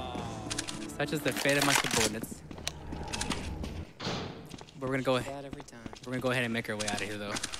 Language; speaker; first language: English; native; English